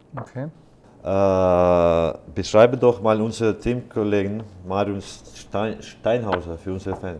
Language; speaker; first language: German; non-native, fluent; Icelandic